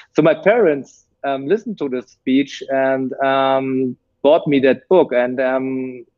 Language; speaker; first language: English; non-native, fluent; German